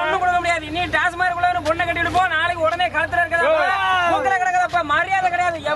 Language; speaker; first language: Tamil; native; Tamil